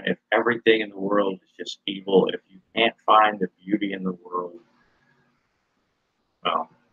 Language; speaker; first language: English; native; English